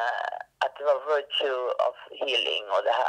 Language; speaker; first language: Swedish; native; Swedish